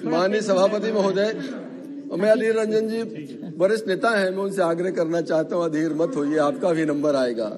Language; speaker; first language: Hindi; native; Hindi